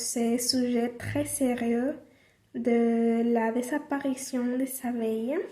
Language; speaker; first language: French; non-native, learner; Spanish